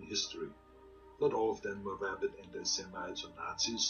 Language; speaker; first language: English; non-native, fluent; German